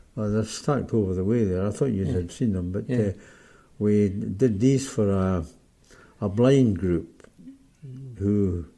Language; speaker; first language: English; native; English